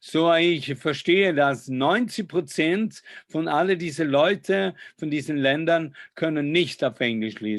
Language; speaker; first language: German; non-native, fluent; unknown